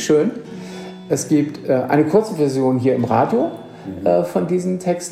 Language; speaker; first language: German; native; German